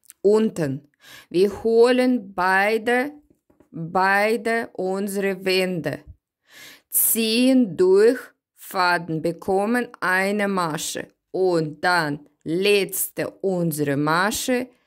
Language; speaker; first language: German; non-native, learner; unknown